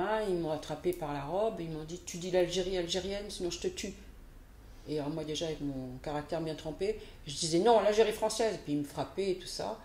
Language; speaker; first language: French; native; French